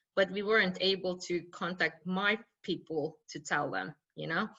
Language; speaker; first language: English; non-native, fluent; Norwegian